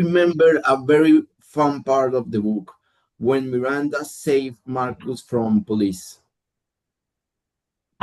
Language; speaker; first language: English; non-native, learner; Spanish